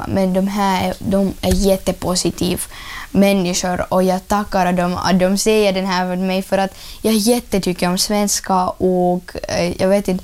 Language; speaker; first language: Swedish; non-native, learner; Russian